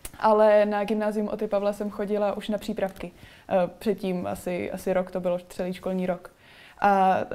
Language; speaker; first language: Czech; native; Czech